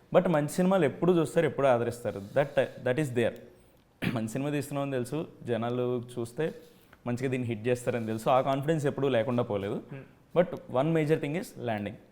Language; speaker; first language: Telugu; native; Telugu